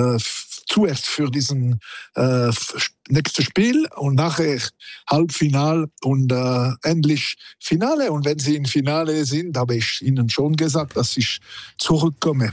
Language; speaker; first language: German; non-native, local second language; French